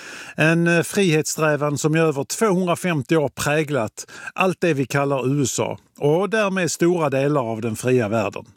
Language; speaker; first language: Swedish; native; Swedish